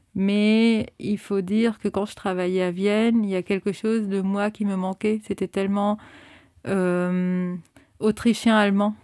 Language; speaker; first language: French; non-native, fluent; Spanish